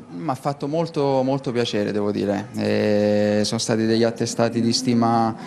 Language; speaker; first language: Italian; native; Italian